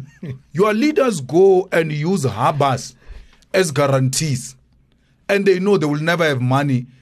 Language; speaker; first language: English; non-native, local second language; Northern Sotho